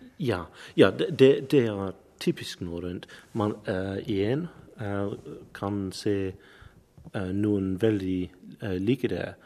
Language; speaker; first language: Norwegian; non-native, learner; English